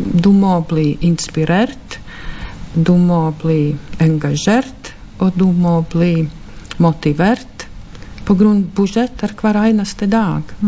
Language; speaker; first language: Norwegian; non-native, fluent; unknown